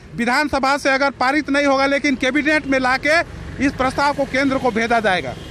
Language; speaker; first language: Hindi; native; Hindi